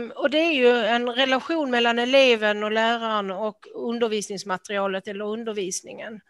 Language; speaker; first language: Swedish; native; Swedish